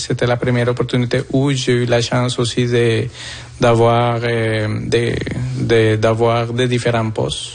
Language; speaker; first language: French; non-native, fluent; Spanish